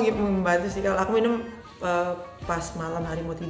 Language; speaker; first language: Indonesian; native; Indonesian